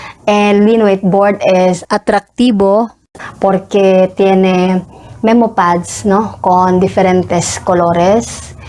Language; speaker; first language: Spanish; non-native, fluent; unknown